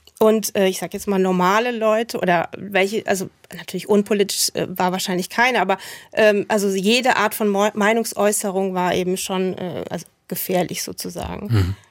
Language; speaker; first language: German; native; German